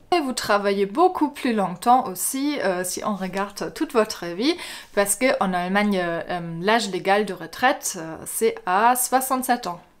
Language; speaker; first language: French; non-native, fluent; German